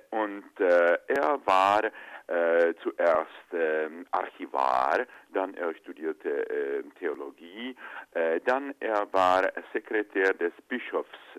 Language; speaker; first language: German; non-native, fluent; Czech